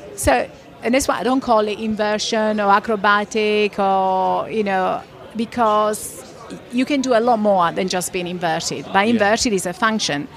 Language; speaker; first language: English; non-native, fluent; Italian